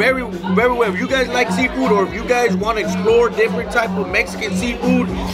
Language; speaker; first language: English; early bilingual, other home language; Spanish